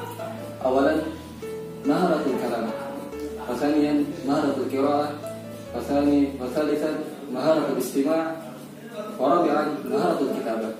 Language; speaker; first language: Arabic; non-native, fluent; Indonesian